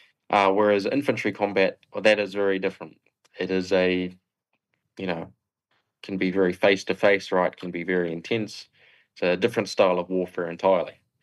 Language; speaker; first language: English; native; English